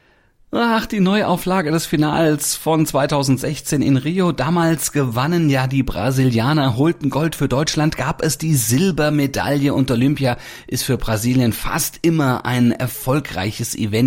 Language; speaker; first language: German; native; German